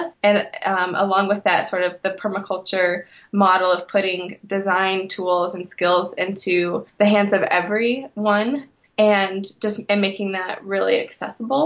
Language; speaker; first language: English; native; English